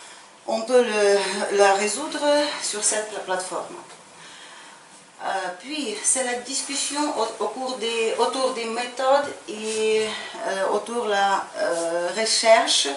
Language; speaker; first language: French; non-native, fluent; Ukrainian